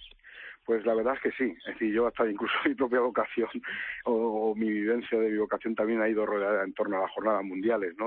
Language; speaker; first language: Spanish; native; Spanish